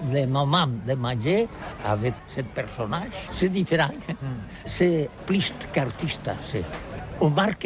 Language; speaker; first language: French; non-native, learner; Catalan